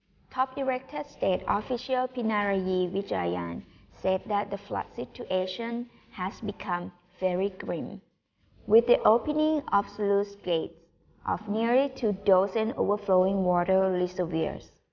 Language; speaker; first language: English; non-native, fluent; Thai